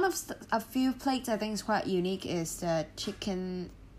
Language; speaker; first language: English; non-native, local second language; Cantonese